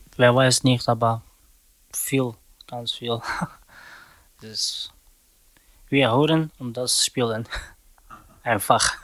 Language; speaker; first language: German; non-native, learner; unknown